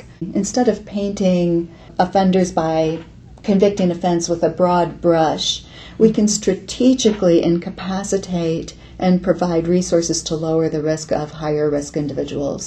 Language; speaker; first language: English; native; English